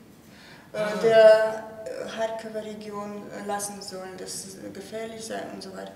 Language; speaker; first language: German; non-native, fluent; Russian